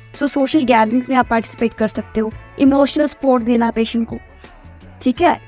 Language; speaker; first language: Hindi; native; Hindi